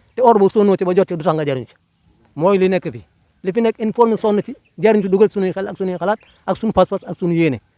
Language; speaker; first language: Wolof; native; Wolof